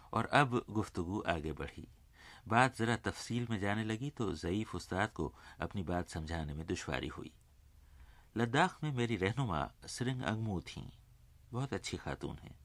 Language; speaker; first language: Urdu; native; Urdu